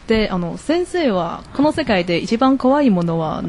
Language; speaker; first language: Japanese; non-native, learner; Chinese